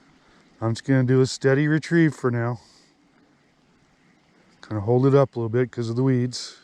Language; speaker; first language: English; native; English